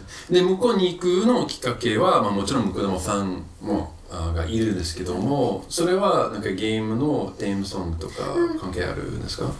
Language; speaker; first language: Japanese; non-native, fluent; English